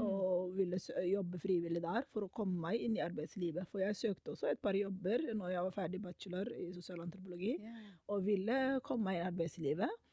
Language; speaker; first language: Norwegian; non-native, fluent; Somali